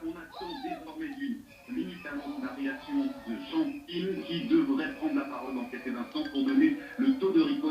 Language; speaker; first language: French; native; French